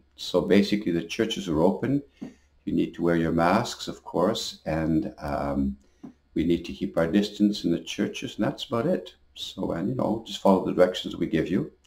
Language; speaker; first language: English; native; English